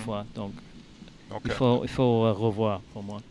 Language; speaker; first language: French; non-native, learner; English